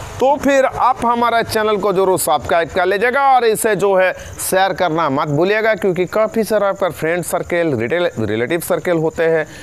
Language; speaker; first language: Hindi; non-native, local second language; Bangla